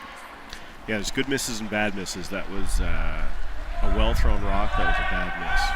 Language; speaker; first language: English; native; English